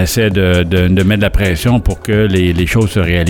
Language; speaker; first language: French; native; French